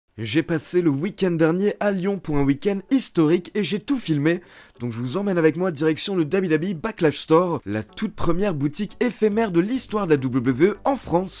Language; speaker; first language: French; native; French